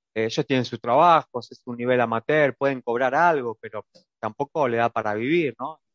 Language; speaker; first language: Spanish; native; Spanish